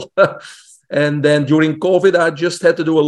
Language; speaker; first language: English; non-native, fluent; Dutch